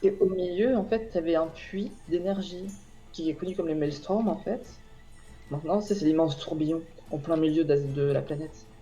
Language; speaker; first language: French; native; French